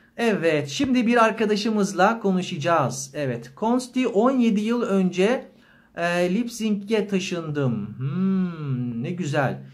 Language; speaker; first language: Turkish; native; Turkish